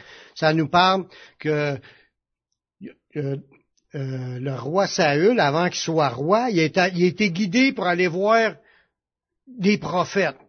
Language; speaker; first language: French; native; French